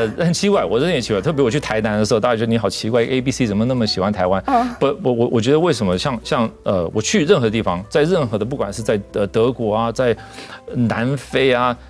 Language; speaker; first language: Chinese; non-native, fluent; English